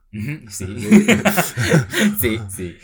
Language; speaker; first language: Spanish; non-native, learner; Japanese